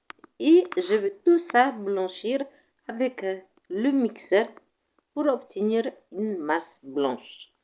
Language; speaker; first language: French; non-native, fluent; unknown